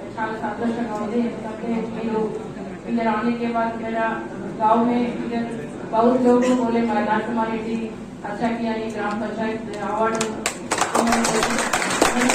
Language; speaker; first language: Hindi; non-native, local second language; Telugu